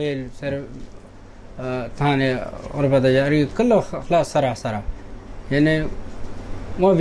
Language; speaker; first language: Arabic; non-native, learner; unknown